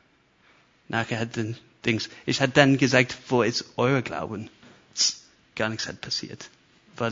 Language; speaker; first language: German; non-native, fluent; English